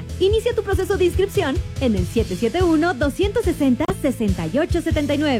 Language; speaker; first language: Spanish; native; Spanish